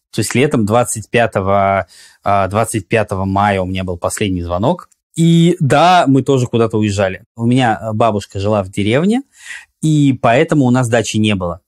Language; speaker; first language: Russian; native; Russian